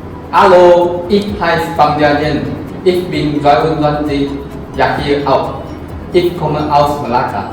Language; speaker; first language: German; non-native, learner; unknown